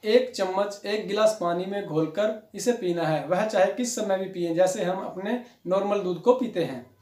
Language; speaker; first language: Hindi; native; Hindi